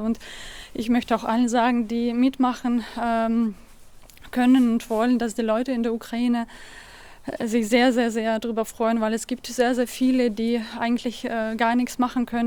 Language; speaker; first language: German; non-native, fluent; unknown